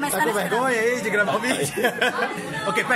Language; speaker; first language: Portuguese; native; Portuguese